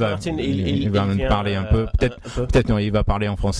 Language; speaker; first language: French; native; French